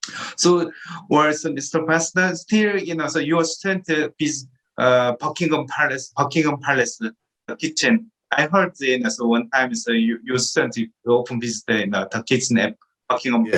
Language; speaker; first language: English; non-native, learner; Korean